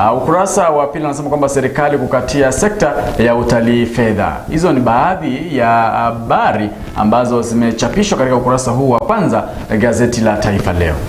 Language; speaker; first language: Swahili; non-native, local second language; Gusii